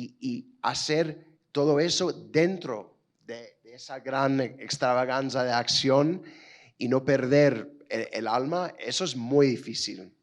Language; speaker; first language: Spanish; non-native, fluent; English